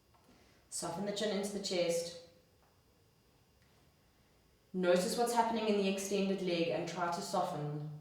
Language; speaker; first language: English; native; English